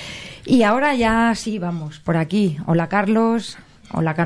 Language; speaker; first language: Spanish; native; Spanish